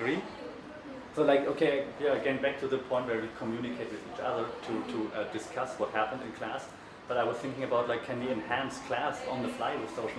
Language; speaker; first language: English; non-native, fluent; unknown